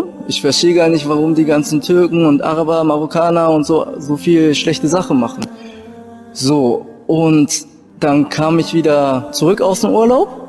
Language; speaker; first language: German; early bilingual, other home language; Japanese